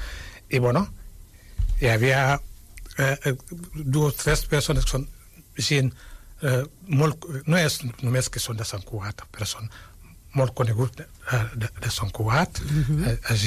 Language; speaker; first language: Catalan; non-native, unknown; Wolof